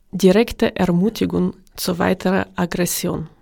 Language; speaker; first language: German; non-native, fluent; Ukrainian